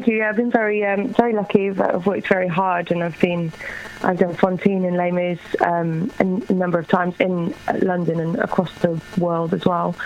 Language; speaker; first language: English; native; English